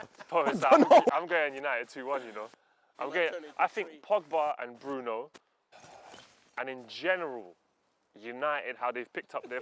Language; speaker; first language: English; early bilingual, other home language; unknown